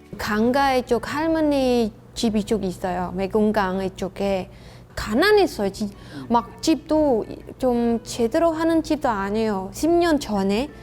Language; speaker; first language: Korean; non-native, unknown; Khmer